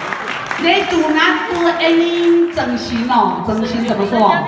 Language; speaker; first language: English; non-native, learner; Japanese